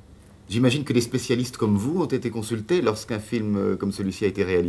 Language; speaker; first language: French; native; French